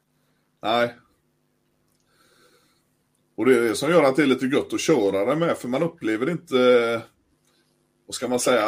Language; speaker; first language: Swedish; native; Swedish